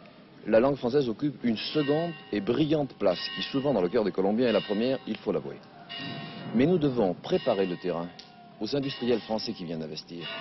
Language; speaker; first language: French; native; French